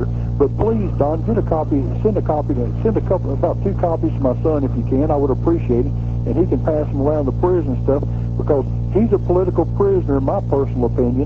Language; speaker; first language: English; native; English